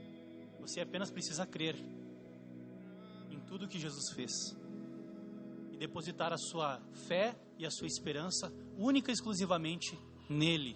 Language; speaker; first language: Portuguese; native; Portuguese